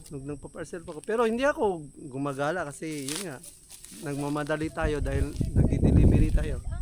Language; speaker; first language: Filipino; non-native, local second language; Cebuano